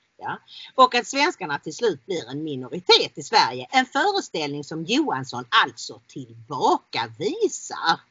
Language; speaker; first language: Swedish; native; Swedish